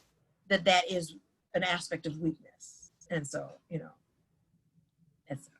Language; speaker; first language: English; native; English